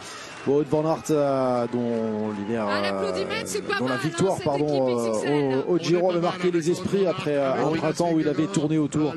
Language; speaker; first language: French; native; French